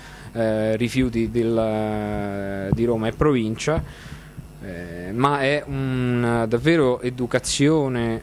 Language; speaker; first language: Italian; native; Italian